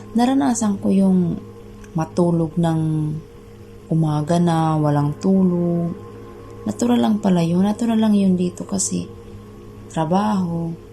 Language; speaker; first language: Filipino; non-native, local second language; Bikol